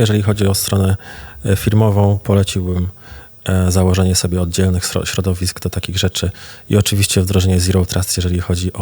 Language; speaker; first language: Polish; native; Polish